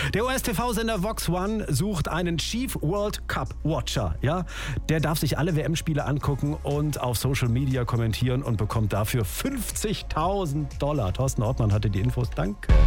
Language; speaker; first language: German; native; German